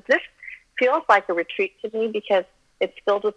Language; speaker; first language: English; early bilingual, other home language; Chinese